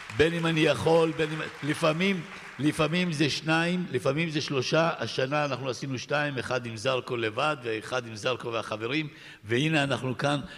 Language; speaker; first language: Hebrew; early bilingual, other home language; Arabic